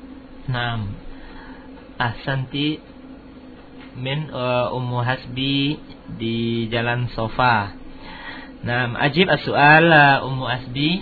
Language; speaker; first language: Arabic; non-native, fluent; Indonesian